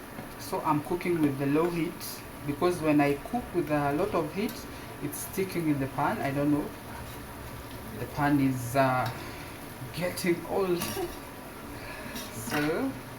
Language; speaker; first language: English; non-native, local second language; Swahili